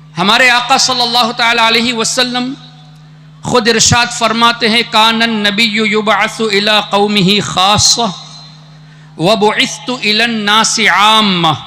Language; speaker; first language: Urdu; non-native, fluent; Memoni